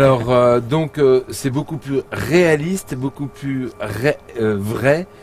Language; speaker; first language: French; native; French